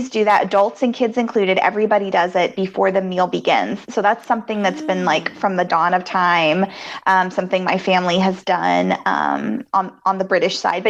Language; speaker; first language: English; native; English